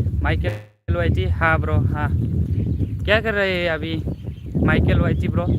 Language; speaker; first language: Hindi; non-native, local second language; Bodo